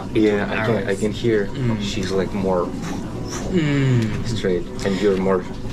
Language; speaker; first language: English; non-native, fluent; Russian